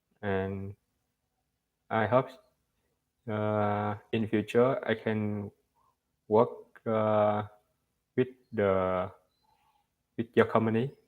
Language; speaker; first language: English; non-native, learner; Vietnamese